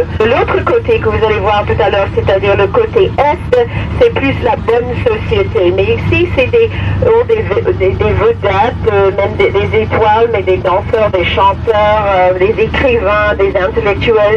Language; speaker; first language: French; non-native, fluent; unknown